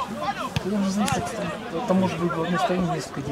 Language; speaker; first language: Russian; native; Russian